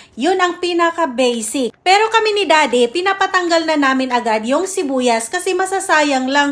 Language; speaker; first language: Filipino; native; Filipino